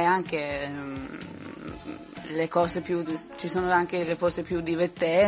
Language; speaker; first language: Italian; non-native, learner; Swedish